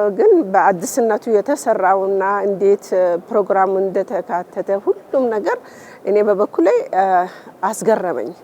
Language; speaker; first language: Amharic; non-native, local second language; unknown